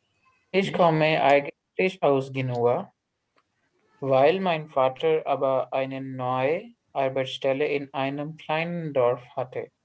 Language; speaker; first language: German; non-native, learner; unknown